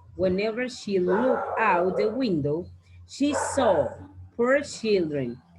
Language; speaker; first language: English; non-native, learner; Spanish